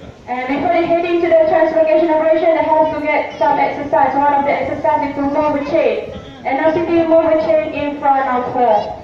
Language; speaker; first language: English; non-native, local second language; Malay